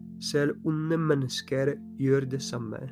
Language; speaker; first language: Norwegian; non-native, fluent; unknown